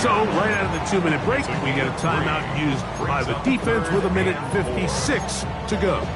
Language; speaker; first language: English; native; English